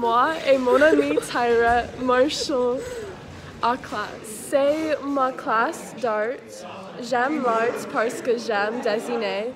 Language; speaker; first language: French; non-native, learner; English